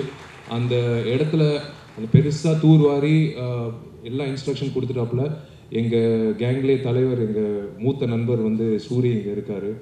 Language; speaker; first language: Tamil; native; Tamil